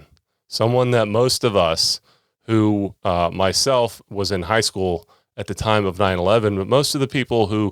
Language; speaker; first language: English; native; English